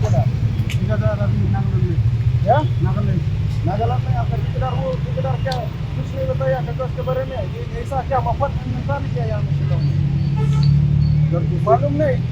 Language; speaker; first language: Hindi; non-native, local second language; Khasi